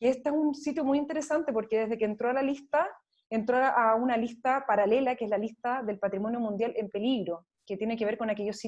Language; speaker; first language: Spanish; native; Spanish